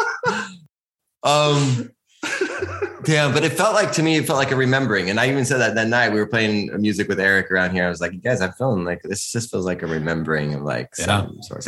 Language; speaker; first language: English; native; English